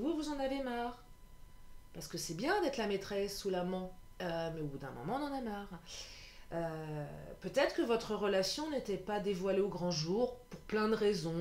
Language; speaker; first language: French; native; French